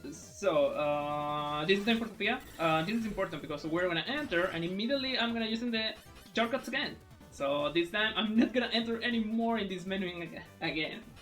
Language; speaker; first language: English; non-native, fluent; Spanish